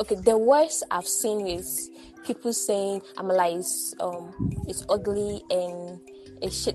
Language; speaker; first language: English; non-native, local second language; Ibibio